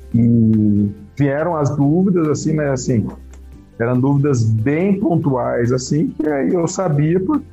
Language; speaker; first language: Portuguese; native; Portuguese